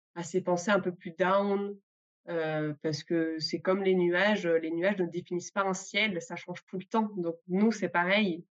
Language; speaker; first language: French; native; French